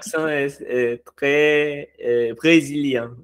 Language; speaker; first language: French; non-native, learner; Portuguese